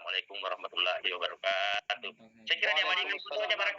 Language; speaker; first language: Indonesian; native; Indonesian